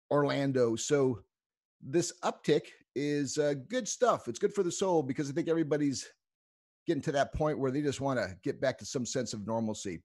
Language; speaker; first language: English; native; English